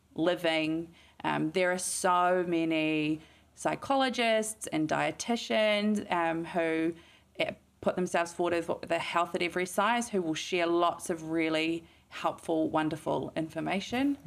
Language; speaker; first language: English; native; English